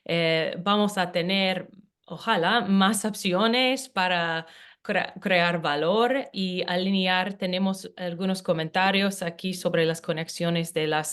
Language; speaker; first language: Spanish; non-native, fluent; English